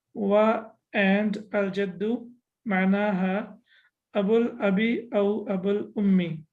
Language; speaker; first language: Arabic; non-native, fluent; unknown